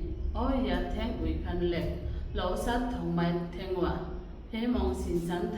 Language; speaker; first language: Cantonese; non-native, learner; Bangla